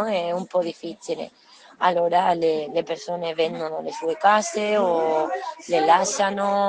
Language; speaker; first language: Italian; non-native, learner; Spanish